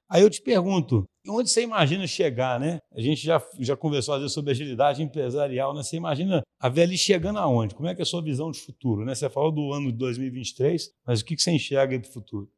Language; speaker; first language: Portuguese; native; Portuguese